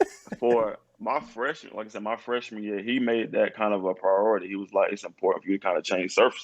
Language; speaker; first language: English; native; English